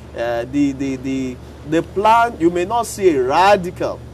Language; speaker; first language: English; non-native, local second language; Yoruba